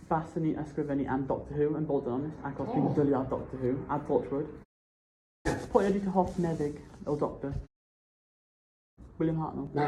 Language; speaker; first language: Welsh; non-native, local second language; English